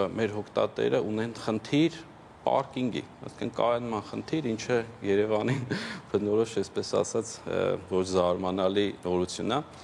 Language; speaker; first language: Armenian; native; Armenian